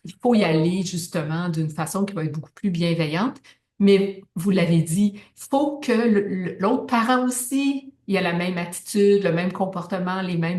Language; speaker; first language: French; native; French